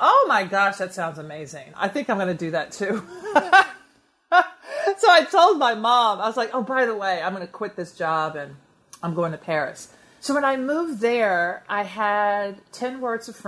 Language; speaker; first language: English; native; English